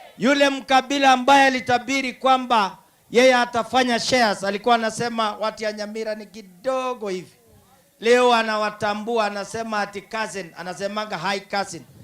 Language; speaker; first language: Swahili; non-native, local second language; Gusii